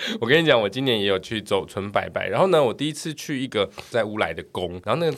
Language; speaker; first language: Chinese; native; Chinese